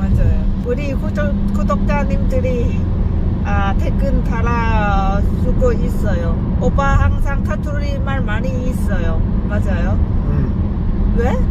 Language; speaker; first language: Korean; non-native, learner; Lao